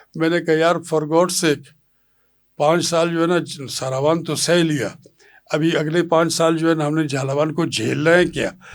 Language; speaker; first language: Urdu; non-native, local second language; Pashto